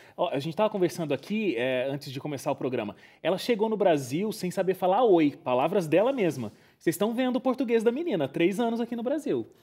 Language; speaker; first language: Portuguese; native; Portuguese